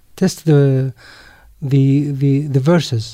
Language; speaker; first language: English; non-native, fluent; Arabic